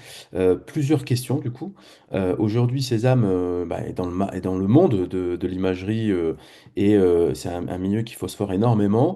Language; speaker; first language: French; native; French